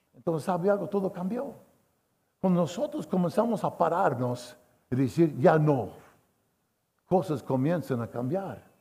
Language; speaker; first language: Spanish; non-native, fluent; English